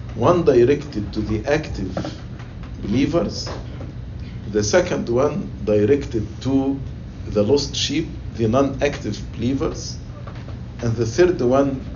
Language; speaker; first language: English; non-native, fluent; Arabic